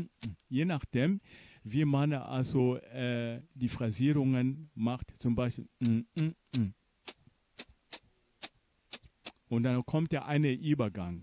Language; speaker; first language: German; non-native, fluent; Portuguese